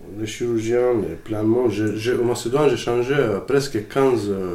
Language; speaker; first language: French; non-native, learner; Macedonian